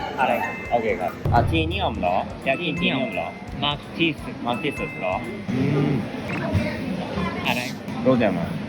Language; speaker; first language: Thai; non-native, learner; Japanese